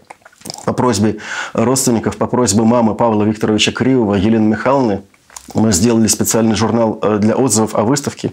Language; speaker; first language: Russian; native; Russian